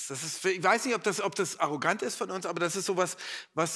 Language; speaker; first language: German; native; German